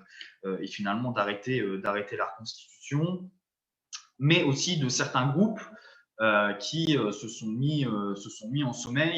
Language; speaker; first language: French; native; French